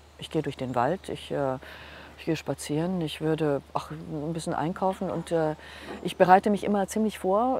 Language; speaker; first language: German; non-native, local second language; Hungarian